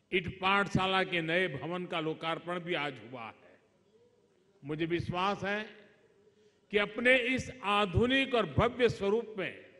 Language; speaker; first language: Hindi; non-native, local second language; Gujarati